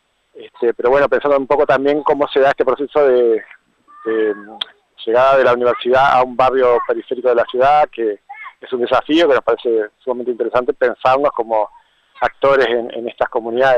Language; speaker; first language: Spanish; native; Spanish